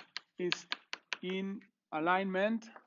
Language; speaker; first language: German; non-native, fluent; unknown